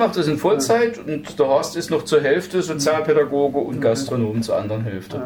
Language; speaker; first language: German; native; German